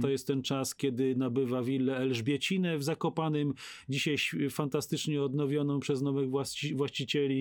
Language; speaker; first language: Polish; native; Polish